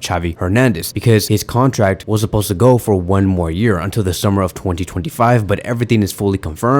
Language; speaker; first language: English; native; English